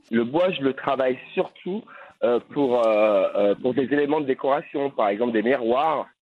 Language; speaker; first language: French; native; French